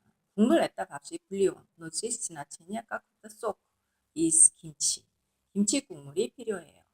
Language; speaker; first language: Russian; non-native, learner; Korean